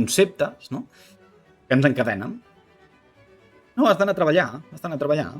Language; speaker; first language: Catalan; native; Catalan